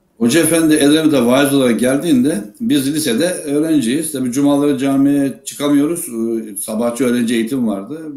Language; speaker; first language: Turkish; native; Turkish